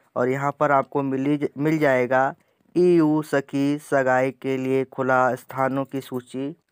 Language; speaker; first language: Hindi; native; Hindi